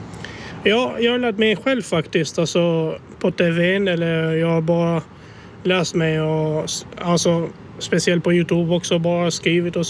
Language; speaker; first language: Swedish; non-native, fluent; Albanian